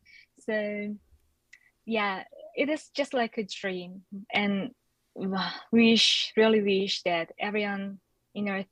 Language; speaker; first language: English; non-native, fluent; Korean